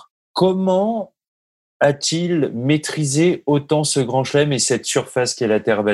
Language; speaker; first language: French; native; French